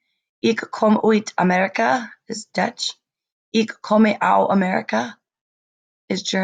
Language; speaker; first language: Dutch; non-native, learner; English